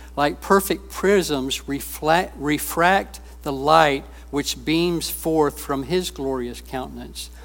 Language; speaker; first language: English; native; English